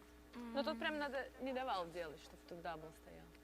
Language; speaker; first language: Russian; native; Russian